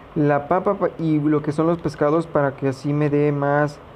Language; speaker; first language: Spanish; native; Spanish